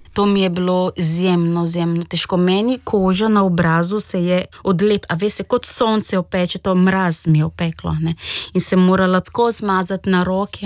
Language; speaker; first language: Slovenian; non-native, fluent; Portuguese